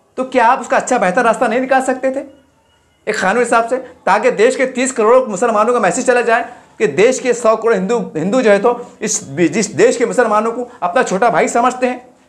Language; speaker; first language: Hindi; non-native, local second language; Urdu